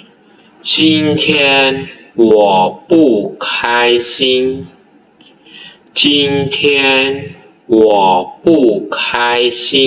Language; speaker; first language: Chinese; non-native, learner; Khmer